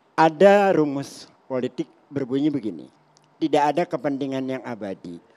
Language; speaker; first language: Indonesian; native; Indonesian